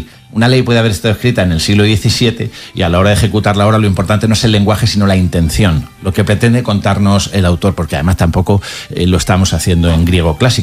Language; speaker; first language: Spanish; native; Spanish